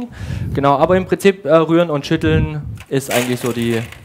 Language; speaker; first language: German; native; German